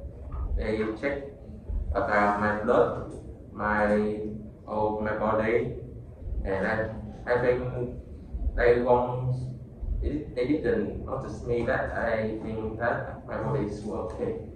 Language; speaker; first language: English; non-native, learner; Vietnamese